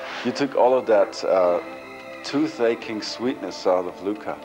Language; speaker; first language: English; non-native, fluent; German